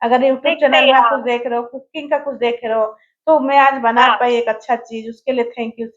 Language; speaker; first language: Hindi; non-native, local second language; Odia